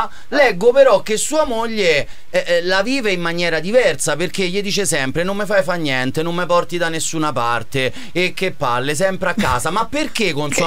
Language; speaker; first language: Italian; native; Italian